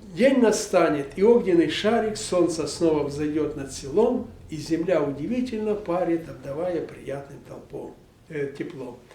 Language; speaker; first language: Russian; non-native, local second language; Ukrainian